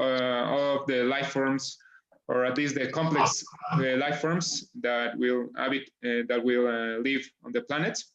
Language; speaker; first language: English; non-native, fluent; Spanish